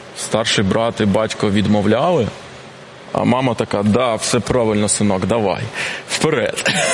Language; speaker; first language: Ukrainian; non-native, local second language; Russian